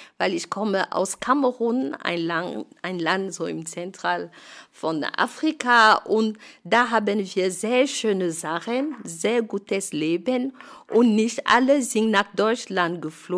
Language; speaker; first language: German; non-native, fluent; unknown